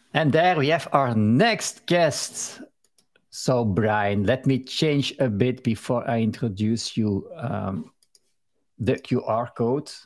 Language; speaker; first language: English; non-native, fluent; Dutch